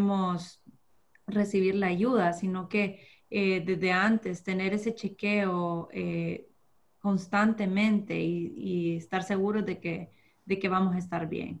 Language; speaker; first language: Spanish; early bilingual, heritage; Spanish